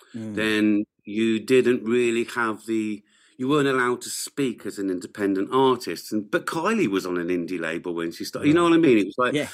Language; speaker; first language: English; native; English